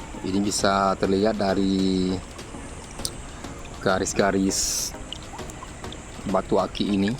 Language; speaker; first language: Indonesian; non-native, local second language; Achinese